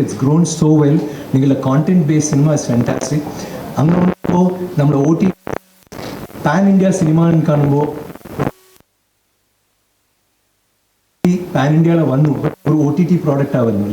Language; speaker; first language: Malayalam; non-native, local second language; Tamil